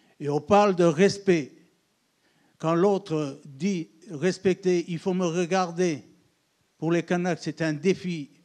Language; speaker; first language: French; non-native, local second language; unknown